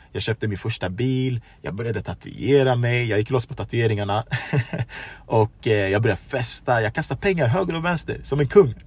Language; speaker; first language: Swedish; early bilingual, other home language; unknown